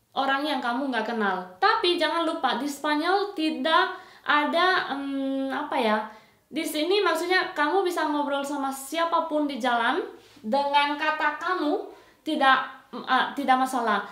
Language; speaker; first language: Indonesian; non-native, fluent; Spanish